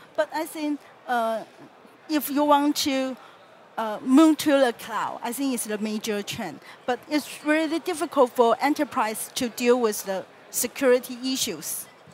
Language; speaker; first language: English; non-native, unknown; Chinese